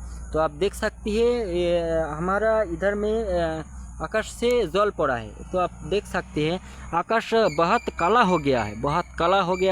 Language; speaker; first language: Hindi; non-native, learner; Bangla